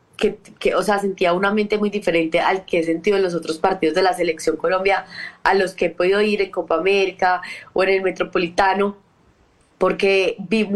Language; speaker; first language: Spanish; native; Spanish